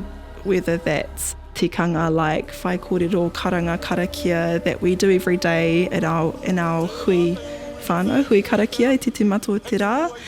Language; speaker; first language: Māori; non-native, local second language; English